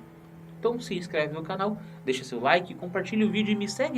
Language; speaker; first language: Portuguese; native; Portuguese